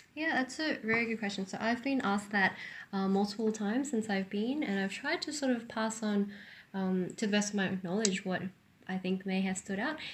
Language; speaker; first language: English; native; English